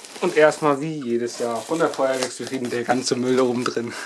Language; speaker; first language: German; native; German